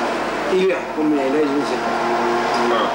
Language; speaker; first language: French; non-native, learner; Arabic